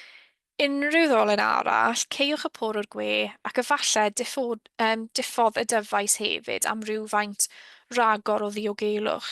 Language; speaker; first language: Welsh; native; Welsh